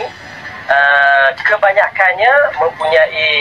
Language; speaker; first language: Malay; native; Malay